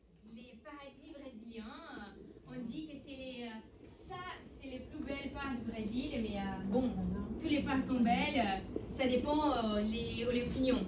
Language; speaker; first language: French; non-native, learner; Portuguese